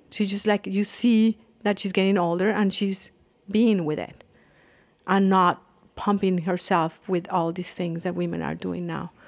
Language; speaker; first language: English; non-native, fluent; Spanish